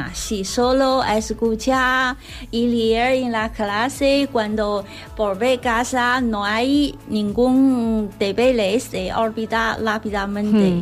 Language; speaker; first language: Spanish; non-native, learner; Chinese